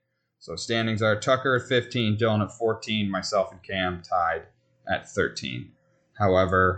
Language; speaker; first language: English; native; English